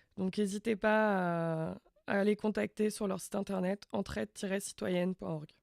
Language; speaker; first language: French; native; French